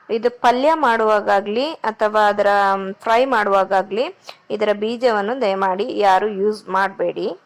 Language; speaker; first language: Kannada; non-native, local second language; Konkani